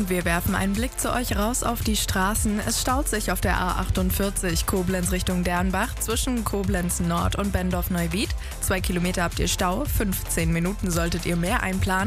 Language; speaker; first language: German; native; German